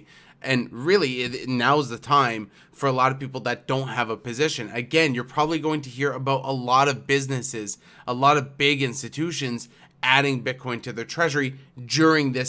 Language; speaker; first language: English; native; English